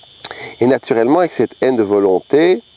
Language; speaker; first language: French; native; French